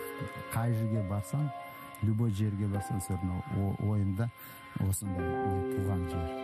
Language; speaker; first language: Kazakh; non-native, local second language; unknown